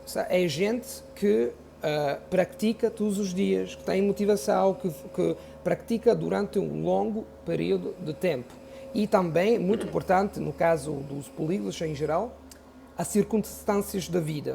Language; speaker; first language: Portuguese; non-native, fluent; Italian